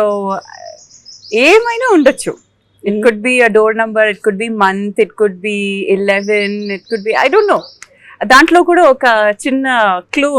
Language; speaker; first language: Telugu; non-native, fluent; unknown